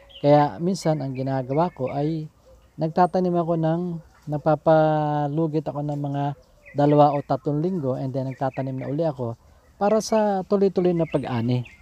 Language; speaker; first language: Filipino; native; Filipino